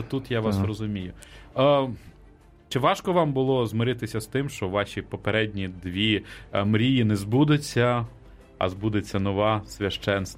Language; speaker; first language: Ukrainian; native; Ukrainian